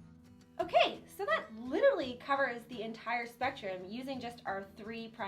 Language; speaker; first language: English; native; English